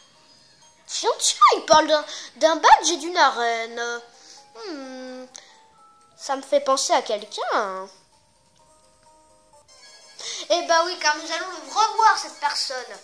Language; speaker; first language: French; native; French